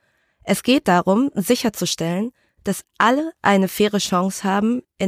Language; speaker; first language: German; early bilingual, other home language; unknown